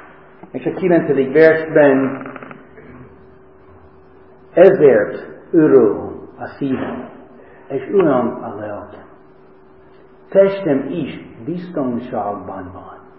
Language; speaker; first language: Hungarian; non-native, fluent; English